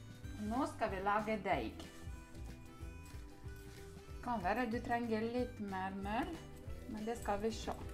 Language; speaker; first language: Norwegian; non-native, learner; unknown